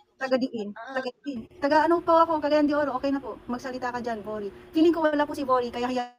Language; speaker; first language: Filipino; non-native, local second language; Cebuano